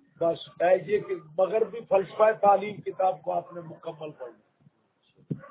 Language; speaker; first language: Urdu; native; Urdu